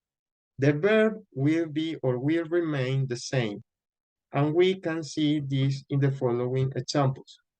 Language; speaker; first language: English; non-native, fluent; Spanish